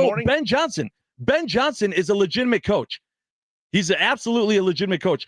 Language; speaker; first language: English; native; English